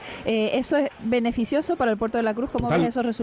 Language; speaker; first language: Spanish; native; Spanish